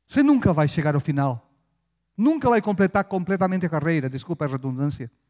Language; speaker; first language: Portuguese; non-native, fluent; Spanish